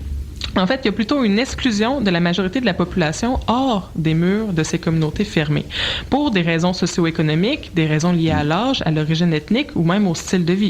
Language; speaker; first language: French; native; French